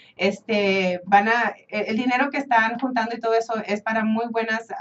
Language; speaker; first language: Spanish; early bilingual, heritage; Spanish